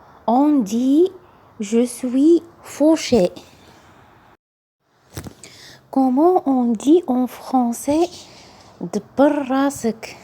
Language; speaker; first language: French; non-native, local second language; Arabic